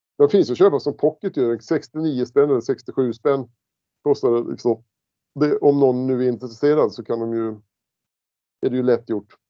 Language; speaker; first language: Swedish; native; Swedish